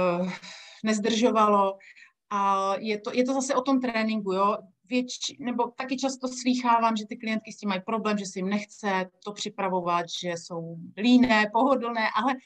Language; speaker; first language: Czech; native; Czech